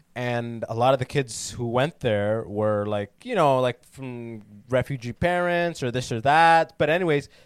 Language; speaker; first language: English; native; English